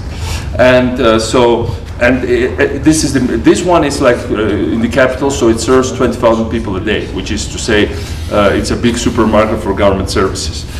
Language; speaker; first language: English; non-native, fluent; Georgian